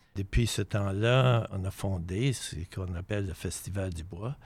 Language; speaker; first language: French; native; French